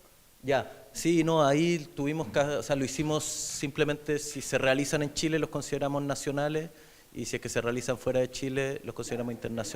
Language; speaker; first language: Spanish; native; Spanish